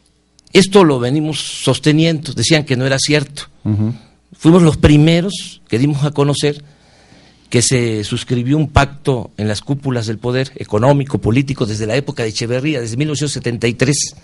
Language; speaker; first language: Spanish; native; Spanish